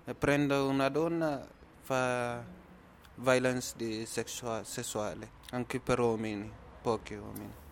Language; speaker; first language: Italian; non-native, learner; Tigrinya